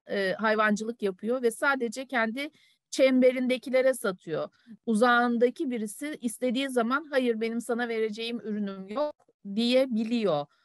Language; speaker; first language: Turkish; native; Turkish